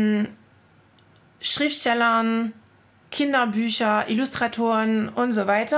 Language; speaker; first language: German; non-native, fluent; French